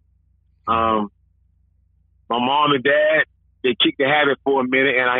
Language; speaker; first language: English; native; English